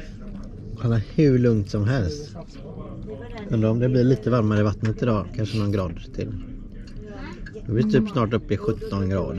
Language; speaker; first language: Swedish; native; Swedish